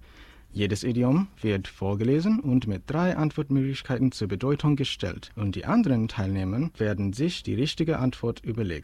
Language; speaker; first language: German; non-native, learner; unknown